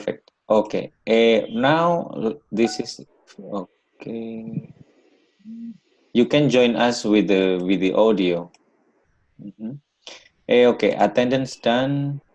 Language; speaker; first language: English; non-native, learner; Indonesian